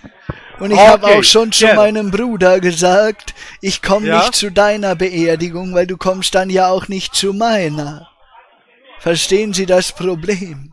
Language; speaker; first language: German; native; German